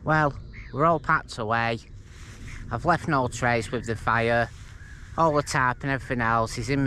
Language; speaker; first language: English; native; English